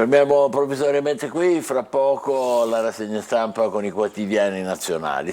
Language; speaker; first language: Italian; native; Italian